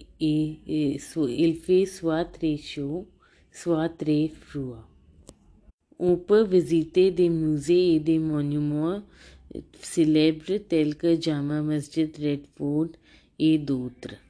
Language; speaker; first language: French; non-native, learner; Hindi